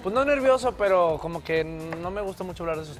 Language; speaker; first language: Spanish; native; Spanish